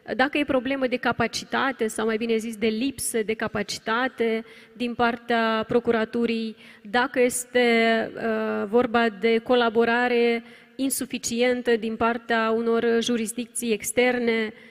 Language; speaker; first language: Romanian; native; Romanian